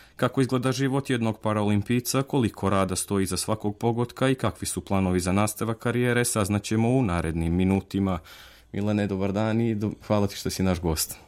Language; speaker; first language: Serbian; native; Serbian